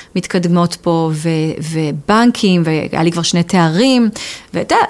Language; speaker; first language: Hebrew; native; Hebrew